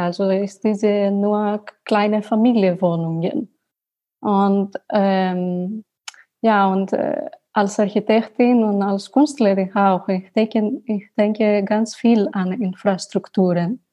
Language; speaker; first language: German; non-native, learner; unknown